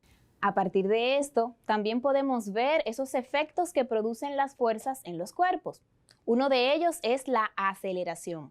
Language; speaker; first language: Spanish; native; Spanish